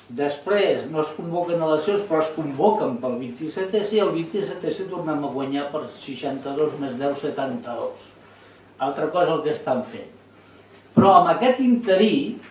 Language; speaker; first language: Catalan; native; Catalan